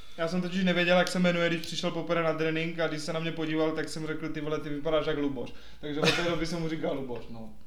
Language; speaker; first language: Czech; native; Czech